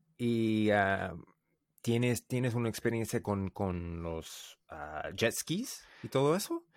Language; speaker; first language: Spanish; non-native, learner; English